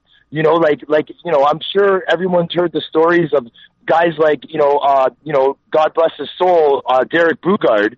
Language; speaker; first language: English; native; English